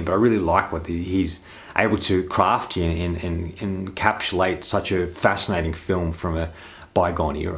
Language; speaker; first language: English; native; English